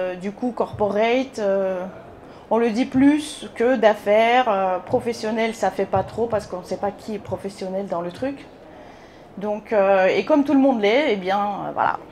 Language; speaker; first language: French; non-native, fluent; Bulgarian